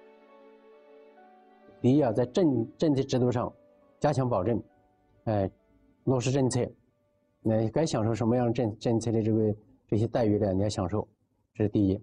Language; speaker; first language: Chinese; native; Chinese